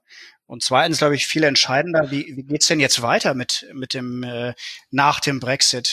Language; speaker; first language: German; native; German